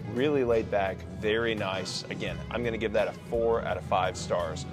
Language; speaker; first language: English; native; English